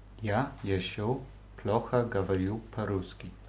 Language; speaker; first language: Russian; non-native, learner; German